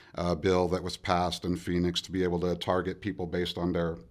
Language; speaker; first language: English; early bilingual, other home language; Spanish